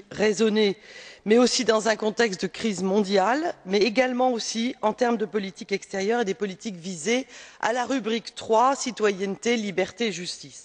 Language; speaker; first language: French; native; French